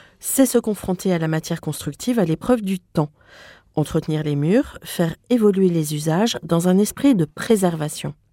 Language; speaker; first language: French; native; French